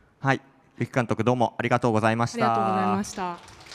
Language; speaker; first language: Japanese; native; Japanese